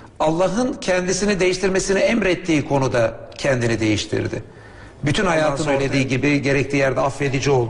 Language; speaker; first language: Turkish; native; Turkish